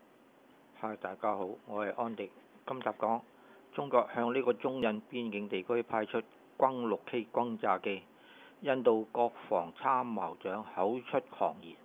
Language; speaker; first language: Chinese; non-native, local second language; Cantonese